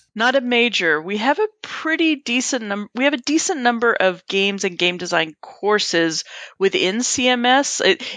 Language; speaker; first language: English; native; English